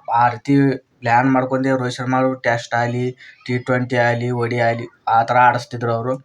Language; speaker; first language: Kannada; native; Kannada